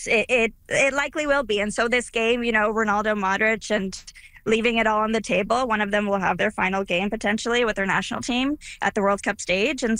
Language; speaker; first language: English; early bilingual, other home language; Croatian